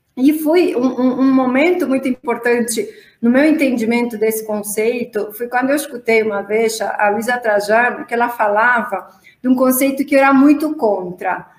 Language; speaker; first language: Portuguese; non-native, fluent; Romanian